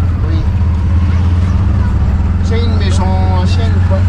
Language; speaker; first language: French; non-native, local second language; Malagasy